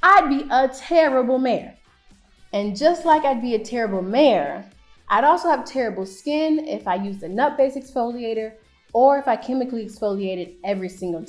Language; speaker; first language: English; native; English